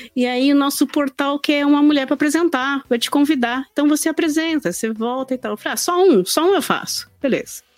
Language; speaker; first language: Portuguese; native; Portuguese